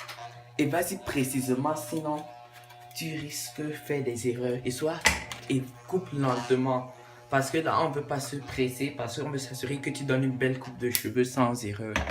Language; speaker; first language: French; non-native, local second language; English